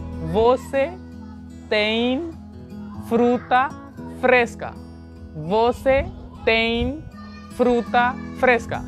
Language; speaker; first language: Portuguese; non-native, learner; Hindi